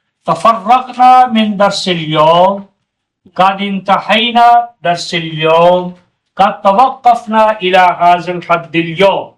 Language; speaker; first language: Arabic; non-native, fluent; Urdu